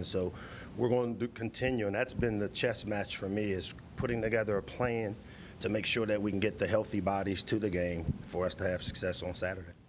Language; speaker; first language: English; native; English